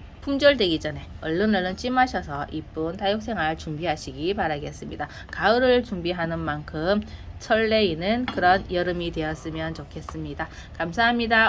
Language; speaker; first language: Korean; native; Korean